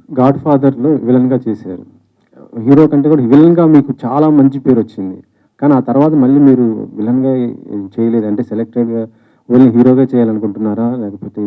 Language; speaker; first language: Telugu; native; Telugu